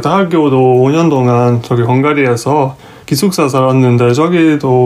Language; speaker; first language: Korean; non-native, fluent; Hungarian